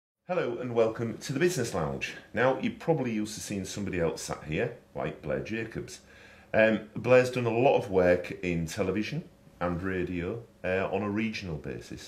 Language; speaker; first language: English; native; English